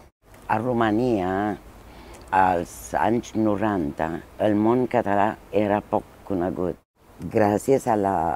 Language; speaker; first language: Catalan; non-native, fluent; Romanian